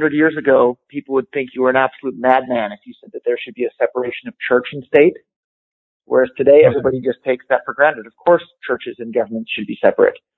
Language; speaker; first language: English; native; English